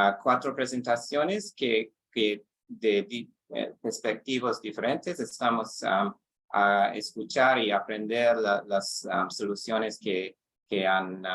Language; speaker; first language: Spanish; non-native, learner; English